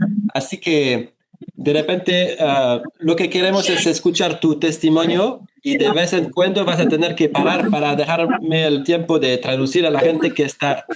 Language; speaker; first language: Spanish; non-native, fluent; French